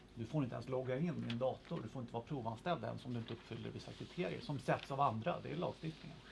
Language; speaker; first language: Swedish; native; Swedish